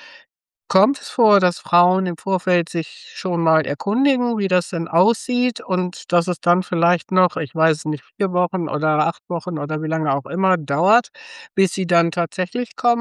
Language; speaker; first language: German; native; German